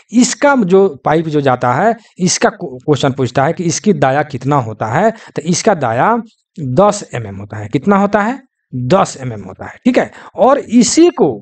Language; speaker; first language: Hindi; native; Hindi